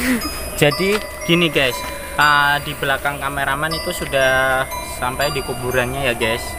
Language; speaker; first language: Indonesian; native; Indonesian